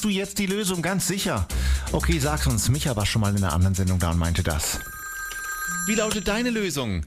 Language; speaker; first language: German; native; German